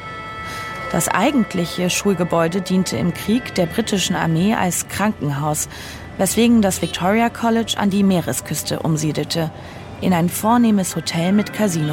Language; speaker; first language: German; native; German